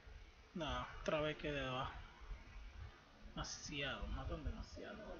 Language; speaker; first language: Spanish; native; Spanish